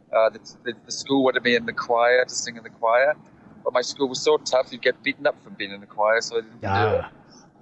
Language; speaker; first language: English; native; English